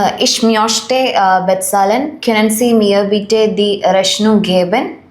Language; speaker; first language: German; non-native, learner; Malayalam